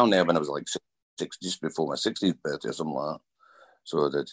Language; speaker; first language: English; native; English